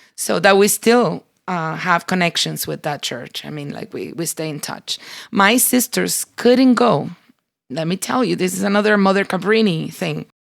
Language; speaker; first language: English; early bilingual, other home language; Spanish